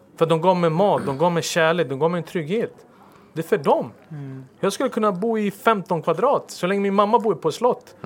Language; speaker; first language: Swedish; early bilingual, other home language; Serbian